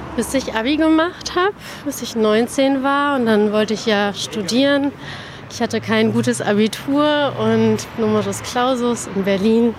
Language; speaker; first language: German; early bilingual, other home language; Persian